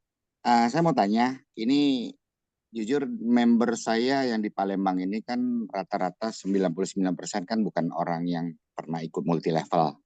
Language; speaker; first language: Indonesian; native; Indonesian